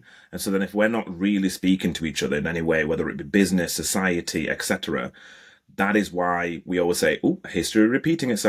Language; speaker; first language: English; native; English